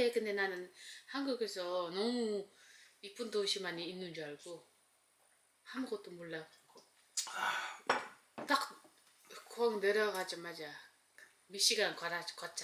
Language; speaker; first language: Korean; non-native, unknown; Uzbek